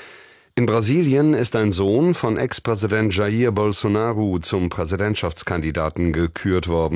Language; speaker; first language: German; native; German